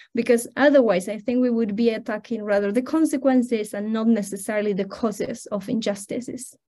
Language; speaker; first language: English; non-native, fluent; Spanish